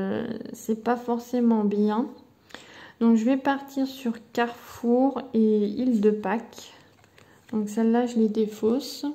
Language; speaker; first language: French; native; French